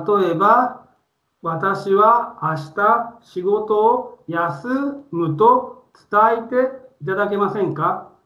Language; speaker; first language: Japanese; non-native, fluent; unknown